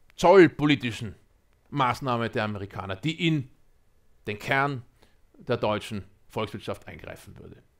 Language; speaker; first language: German; native; German